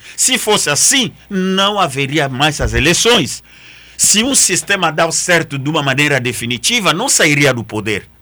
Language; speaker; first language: Portuguese; non-native, fluent; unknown